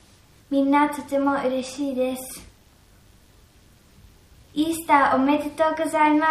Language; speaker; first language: Japanese; early bilingual, heritage; Japanese